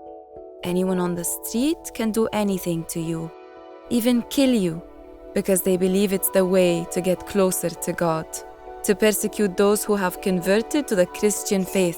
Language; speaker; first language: English; non-native, fluent; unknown